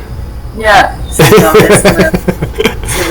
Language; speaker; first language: English; non-native, learner; Vietnamese